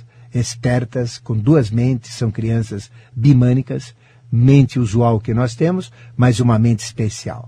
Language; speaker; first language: Portuguese; native; Portuguese